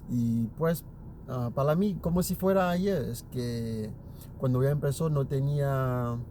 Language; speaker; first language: Spanish; non-native, learner; Haitian Creole